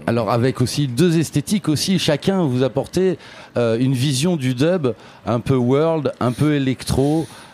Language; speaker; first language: French; native; French